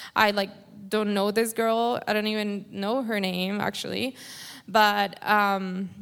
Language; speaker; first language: English; non-native, fluent; Spanish